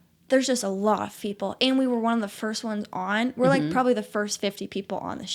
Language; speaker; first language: English; native; English